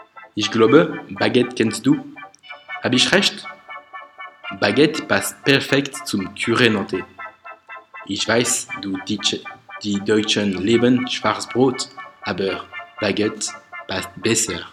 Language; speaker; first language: German; non-native, learner; French